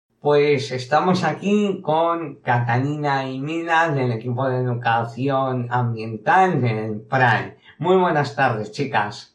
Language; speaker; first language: Spanish; native; Spanish